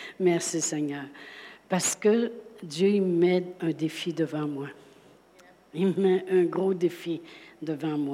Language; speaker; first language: French; native; French